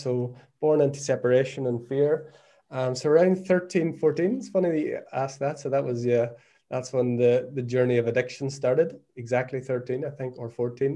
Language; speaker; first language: English; native; English